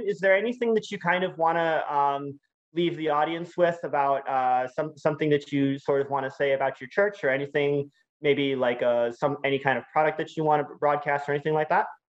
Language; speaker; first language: English; native; English